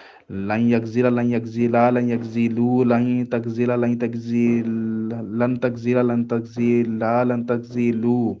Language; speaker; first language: Arabic; non-native, learner; Urdu